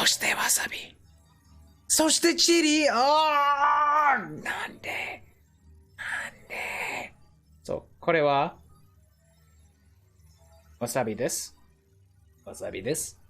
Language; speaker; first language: Japanese; non-native, learner; English